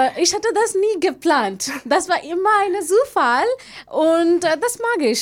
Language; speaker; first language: German; non-native, learner; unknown